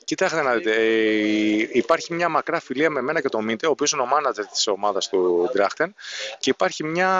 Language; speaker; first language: Greek; native; Greek